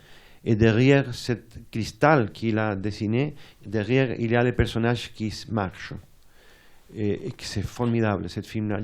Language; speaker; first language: French; non-native, fluent; Spanish